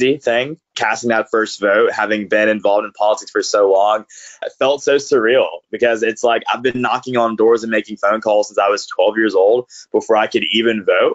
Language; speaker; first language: English; native; English